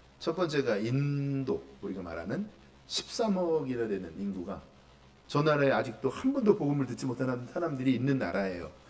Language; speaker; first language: Korean; native; Korean